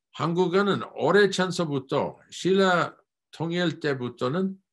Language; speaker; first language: Korean; non-native, fluent; English